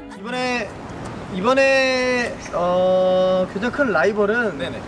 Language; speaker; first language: Korean; native; Korean